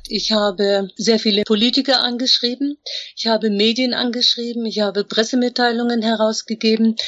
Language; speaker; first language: German; native; German